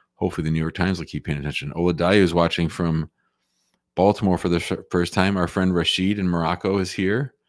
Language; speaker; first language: English; native; English